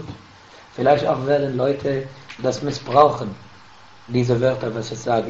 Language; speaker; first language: German; non-native, fluent; Arabic